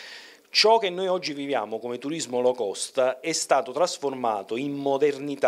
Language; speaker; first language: Italian; native; Italian